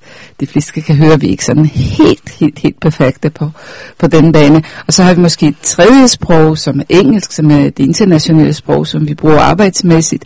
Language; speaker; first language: Danish; non-native, fluent; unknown